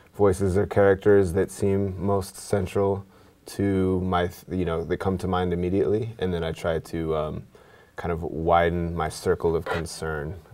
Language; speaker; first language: English; native; English